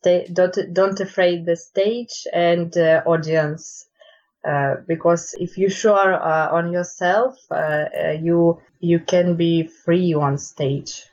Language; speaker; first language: English; non-native, learner; Russian